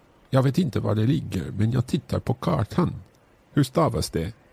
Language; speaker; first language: Swedish; non-native, learner; English